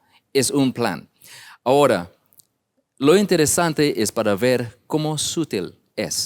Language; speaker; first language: Spanish; non-native, learner; English